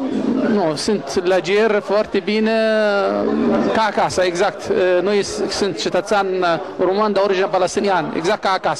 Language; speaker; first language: Romanian; non-native, learner; Arabic